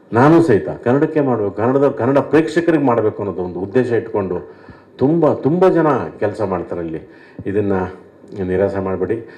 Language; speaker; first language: Kannada; native; Kannada